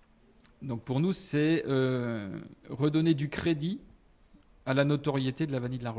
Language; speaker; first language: French; native; French